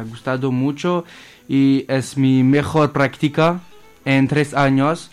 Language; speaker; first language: Spanish; non-native, learner; French